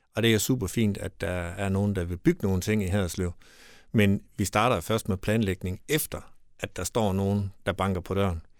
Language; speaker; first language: Danish; native; Danish